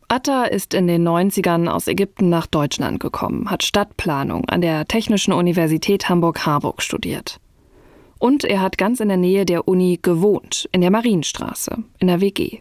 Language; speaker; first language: German; native; German